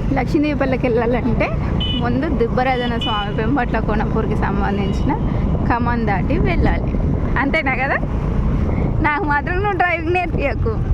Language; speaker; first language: Telugu; native; Telugu